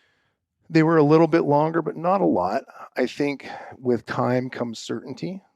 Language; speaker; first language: English; native; English